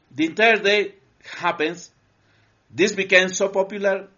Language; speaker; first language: English; non-native, learner; Spanish